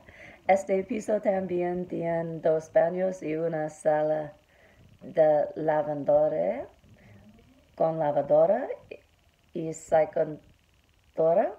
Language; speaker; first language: Spanish; non-native, learner; English